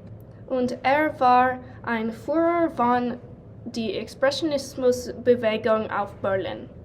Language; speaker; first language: German; non-native, learner; English